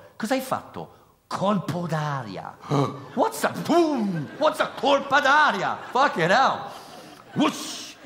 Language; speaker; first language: Italian; non-native, fluent; English